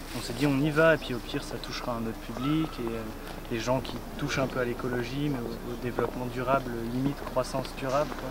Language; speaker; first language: French; native; French